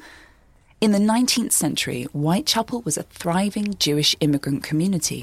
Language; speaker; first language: English; native; English